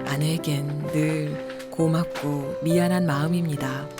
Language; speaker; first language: Korean; native; Korean